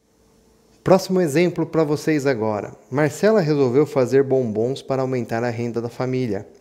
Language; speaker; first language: Portuguese; native; Portuguese